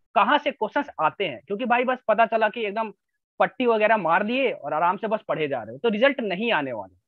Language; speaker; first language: Hindi; native; Hindi